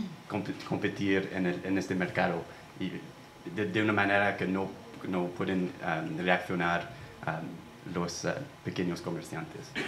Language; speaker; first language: Spanish; non-native, fluent; English